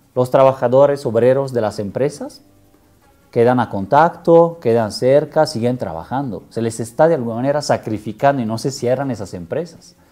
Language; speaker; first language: Spanish; non-native, fluent; Italian